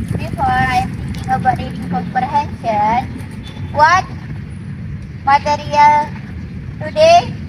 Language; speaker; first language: English; non-native, learner; Indonesian